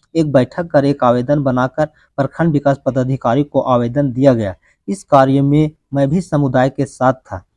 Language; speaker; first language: Hindi; native; Hindi